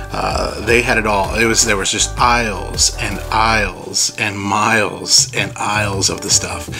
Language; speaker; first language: English; native; English